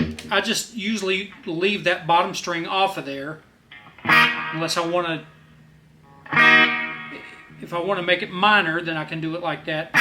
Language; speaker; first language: English; native; English